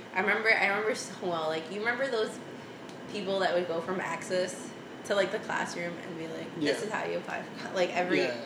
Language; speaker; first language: English; early bilingual, other home language; Spanish